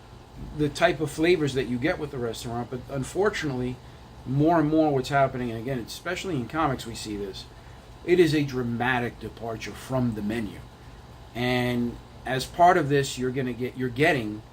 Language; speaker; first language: English; native; English